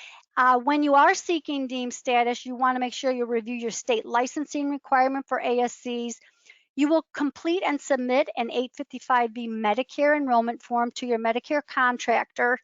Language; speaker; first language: English; native; English